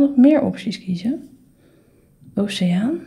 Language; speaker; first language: Dutch; native; Dutch